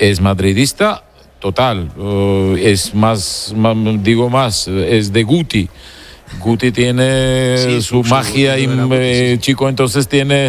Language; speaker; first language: Spanish; non-native, learner; Georgian